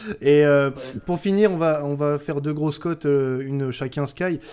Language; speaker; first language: French; native; French